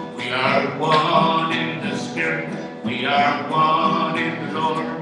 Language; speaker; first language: English; native; English